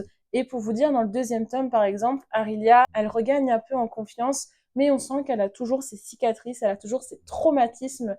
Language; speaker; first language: French; native; French